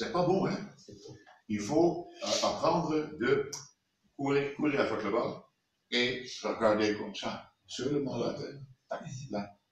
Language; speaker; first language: French; non-native, fluent; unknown